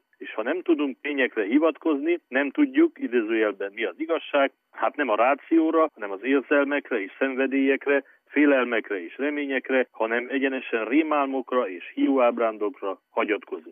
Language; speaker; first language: Hungarian; native; Hungarian